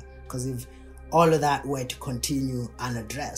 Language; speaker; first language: English; non-native, local second language; Tswana